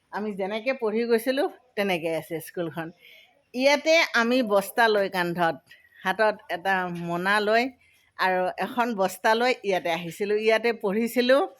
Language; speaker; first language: Assamese; native; Assamese